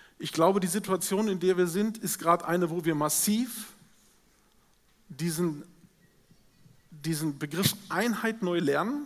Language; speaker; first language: German; native; German